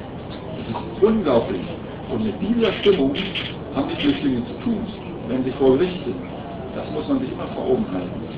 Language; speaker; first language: German; native; German